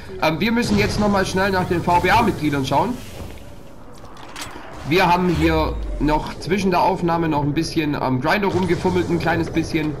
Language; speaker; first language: German; native; German